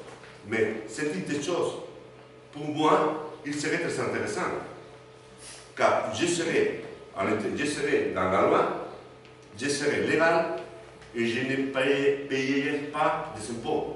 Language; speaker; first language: French; non-native, learner; Spanish